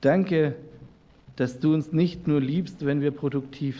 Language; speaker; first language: German; native; German